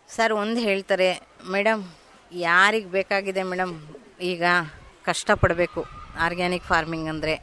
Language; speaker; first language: Kannada; native; Kannada